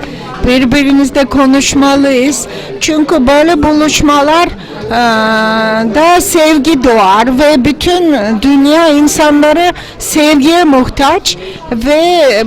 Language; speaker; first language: Turkish; non-native, fluent; Georgian